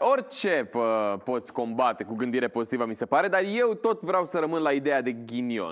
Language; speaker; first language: Romanian; native; Romanian